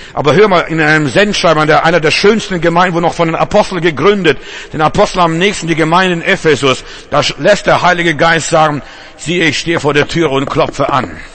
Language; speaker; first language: German; non-native, fluent; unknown